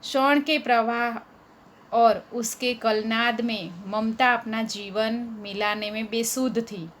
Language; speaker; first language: Hindi; non-native, local second language; Gujarati